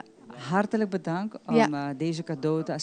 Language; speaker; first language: Dutch; non-native, local second language; Papiamento